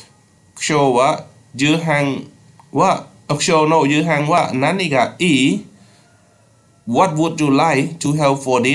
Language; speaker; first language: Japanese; non-native, learner; Khmer